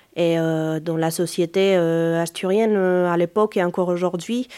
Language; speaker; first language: French; non-native, fluent; Spanish